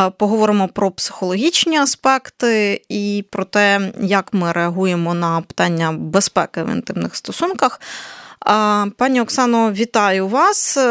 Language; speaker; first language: Ukrainian; native; Ukrainian